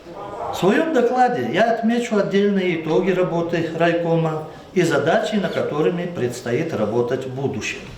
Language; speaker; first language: Russian; non-native, local second language; Lezghian